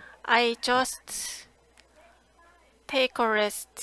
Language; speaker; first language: English; non-native, learner; Korean